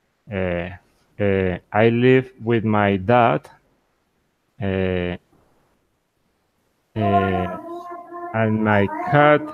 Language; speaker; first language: English; non-native, learner; Spanish